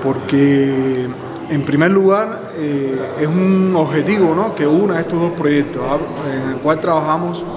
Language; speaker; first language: Spanish; native; Spanish